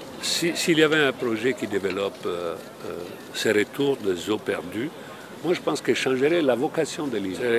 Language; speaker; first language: French; non-native, fluent; Italian